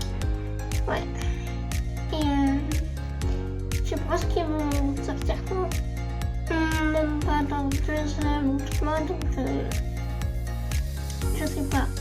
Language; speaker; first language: French; native; French